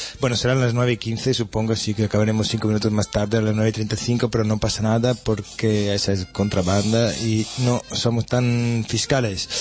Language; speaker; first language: Spanish; non-native, fluent; Italian